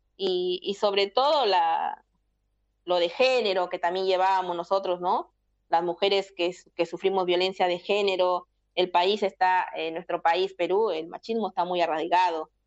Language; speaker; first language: Spanish; native; Spanish